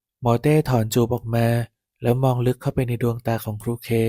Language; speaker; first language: Thai; native; Thai